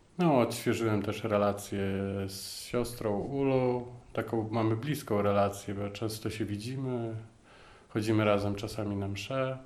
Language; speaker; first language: Polish; native; Polish